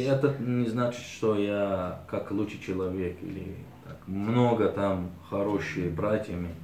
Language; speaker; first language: Russian; early bilingual, heritage; Arabic